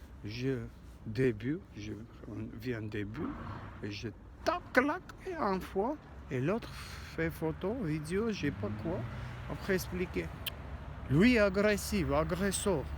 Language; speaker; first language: French; non-native, learner; Armenian